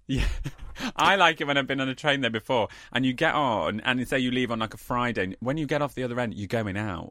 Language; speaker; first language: English; native; English